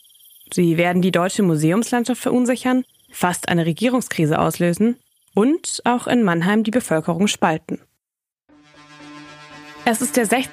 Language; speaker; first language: German; native; German